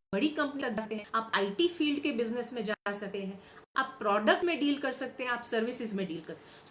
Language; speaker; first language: Hindi; non-native, local second language; Gujarati